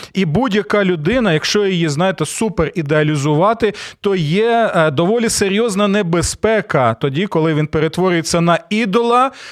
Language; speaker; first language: Ukrainian; non-native, local second language; Russian